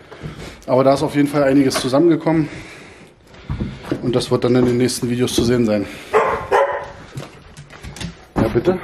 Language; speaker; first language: German; native; German